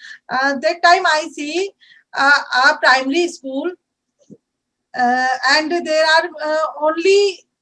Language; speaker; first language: English; non-native, learner; Hindi